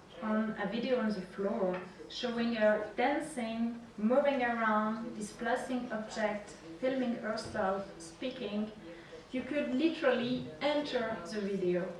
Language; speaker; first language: English; non-native, fluent; French